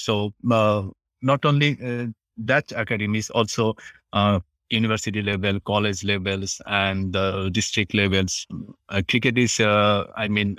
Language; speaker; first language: English; non-native, local second language; Bangla